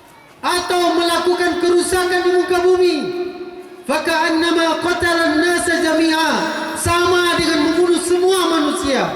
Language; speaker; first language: Indonesian; native; Indonesian